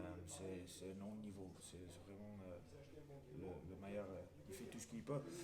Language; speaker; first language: French; non-native, fluent; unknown